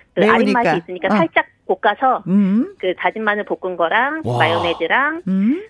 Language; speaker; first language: Korean; native; Korean